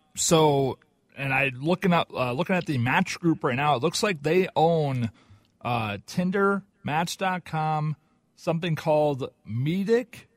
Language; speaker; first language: English; native; English